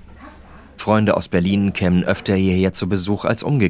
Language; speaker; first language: German; native; German